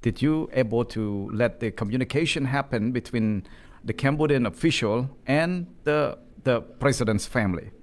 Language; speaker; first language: English; non-native, learner; Khmer